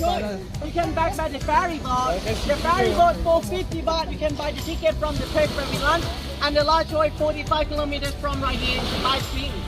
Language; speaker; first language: English; non-native, learner; Thai